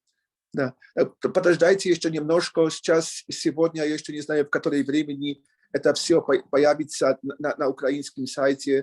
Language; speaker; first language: Russian; non-native, learner; Polish